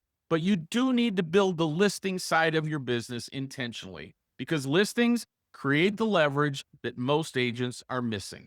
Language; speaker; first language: English; native; English